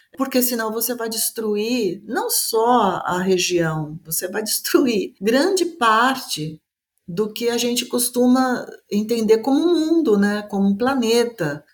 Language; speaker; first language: Portuguese; native; Portuguese